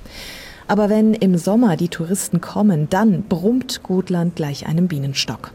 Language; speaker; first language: German; native; German